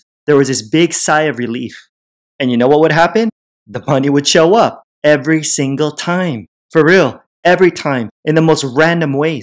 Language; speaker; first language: English; native; English